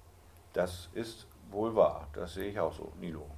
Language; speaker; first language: German; native; German